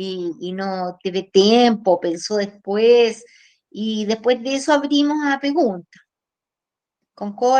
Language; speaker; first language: Portuguese; non-native, fluent; Spanish